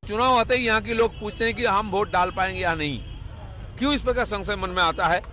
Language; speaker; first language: Hindi; non-native, local second language; Bangla